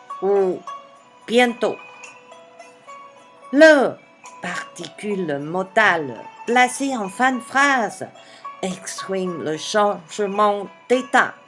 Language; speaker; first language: French; non-native, fluent; Chinese